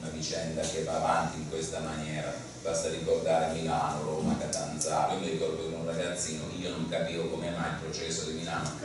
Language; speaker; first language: Italian; native; Italian